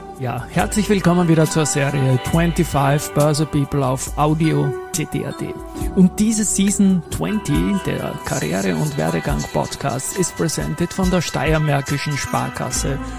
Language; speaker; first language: German; native; German